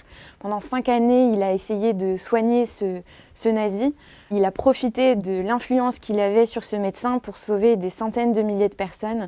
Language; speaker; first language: French; native; French